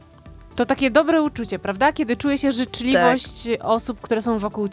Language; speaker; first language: Polish; native; Polish